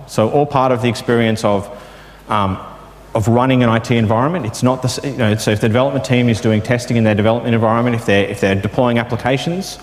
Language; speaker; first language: English; native; English